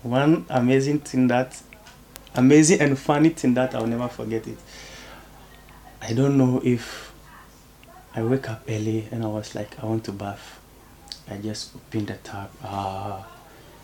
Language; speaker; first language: English; non-native, local second language; Ewe